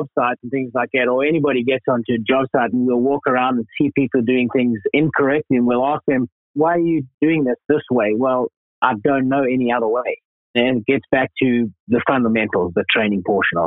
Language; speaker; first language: English; native; English